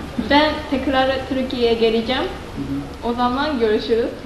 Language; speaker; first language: Turkish; non-native, fluent; Japanese